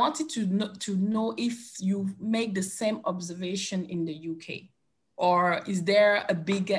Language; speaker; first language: English; non-native, local second language; French